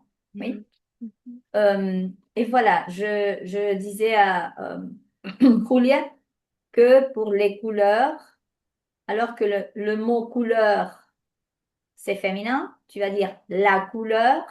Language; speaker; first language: French; non-native, fluent; Spanish